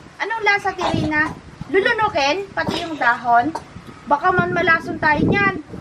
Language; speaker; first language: Filipino; non-native, local second language; Iloko